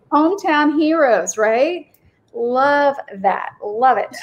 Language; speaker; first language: English; native; English